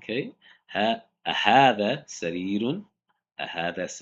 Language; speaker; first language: Arabic; non-native, fluent; English